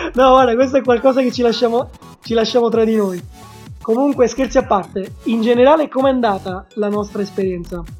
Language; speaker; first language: Italian; native; Italian